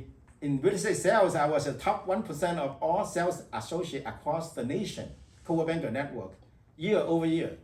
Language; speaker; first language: English; non-native, fluent; Vietnamese